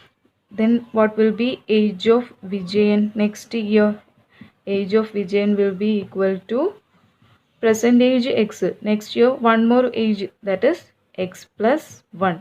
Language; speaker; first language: English; non-native, local second language; Malayalam